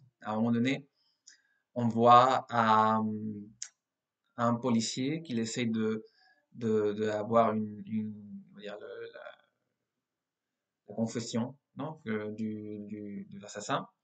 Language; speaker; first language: French; non-native, fluent; Spanish